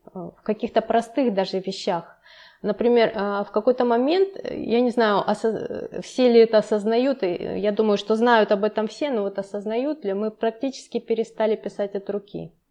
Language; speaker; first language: Russian; native; Russian